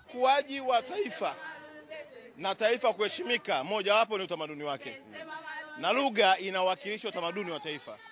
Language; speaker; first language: Swahili; native; Swahili